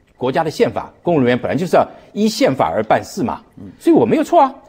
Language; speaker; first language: Chinese; native; Chinese